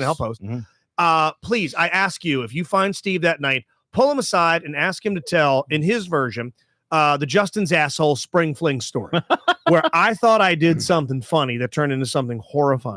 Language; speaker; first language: English; native; English